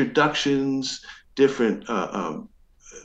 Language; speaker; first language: English; native; English